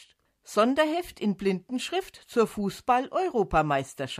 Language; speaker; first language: German; native; German